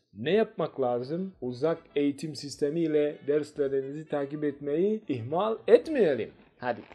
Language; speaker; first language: Turkish; non-native, fluent; Swahili